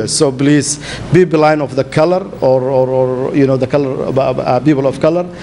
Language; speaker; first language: English; non-native, fluent; Somali